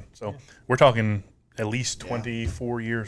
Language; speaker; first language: English; native; English